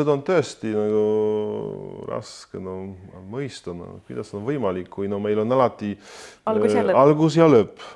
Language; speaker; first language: Estonian; non-native, fluent; Polish